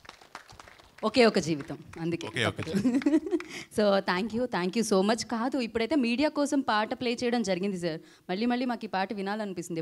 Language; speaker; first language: Telugu; native; Telugu